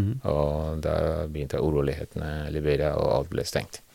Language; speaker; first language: Norwegian; non-native, fluent; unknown